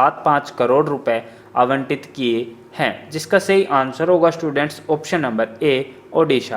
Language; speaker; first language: Hindi; native; Hindi